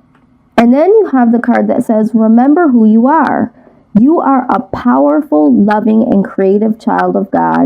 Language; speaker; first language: English; native; English